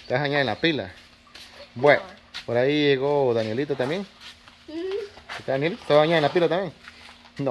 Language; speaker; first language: Spanish; native; Spanish